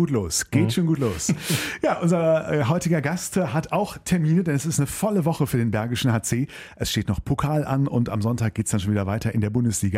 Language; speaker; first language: German; native; German